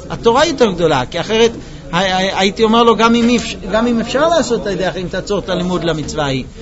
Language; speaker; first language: Hebrew; non-native, fluent; English